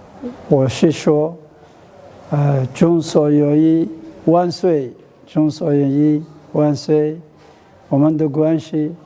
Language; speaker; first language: Chinese; non-native, fluent; Somali